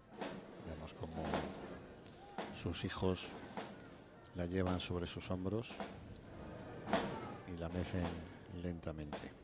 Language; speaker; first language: Spanish; native; Spanish